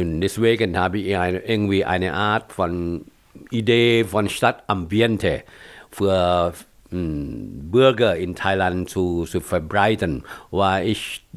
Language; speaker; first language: German; non-native, fluent; Thai